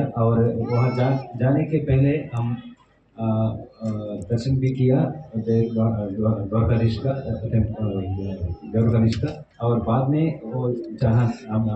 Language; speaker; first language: Hindi; non-native, local second language; Telugu